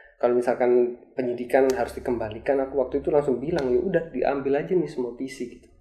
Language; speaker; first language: Indonesian; native; Indonesian